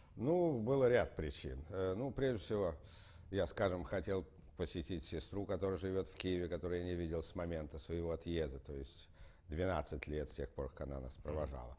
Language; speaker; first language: Russian; native; Russian